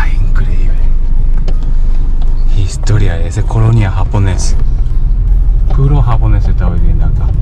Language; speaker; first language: Spanish; non-native, learner; Japanese